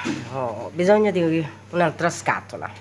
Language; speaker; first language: Italian; non-native, learner; Filipino